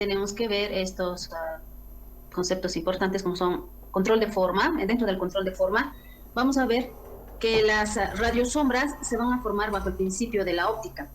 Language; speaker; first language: Spanish; native; Spanish